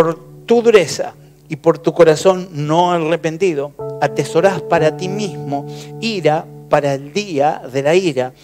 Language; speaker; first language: Spanish; native; Spanish